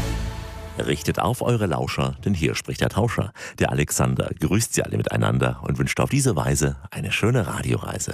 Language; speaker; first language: German; native; German